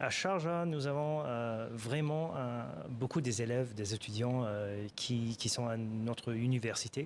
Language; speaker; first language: French; non-native, fluent; Arabic